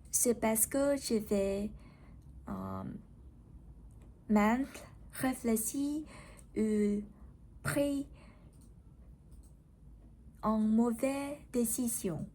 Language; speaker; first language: French; non-native, learner; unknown